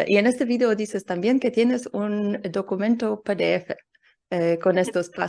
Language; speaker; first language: Spanish; non-native, learner; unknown